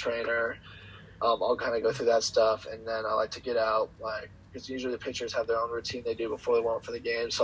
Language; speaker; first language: English; native; English